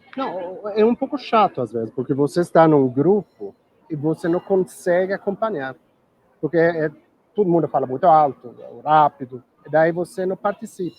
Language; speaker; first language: Portuguese; non-native, fluent; Swedish